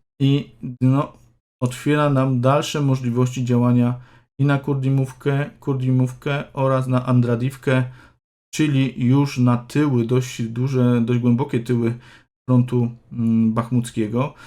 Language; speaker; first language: Polish; native; Polish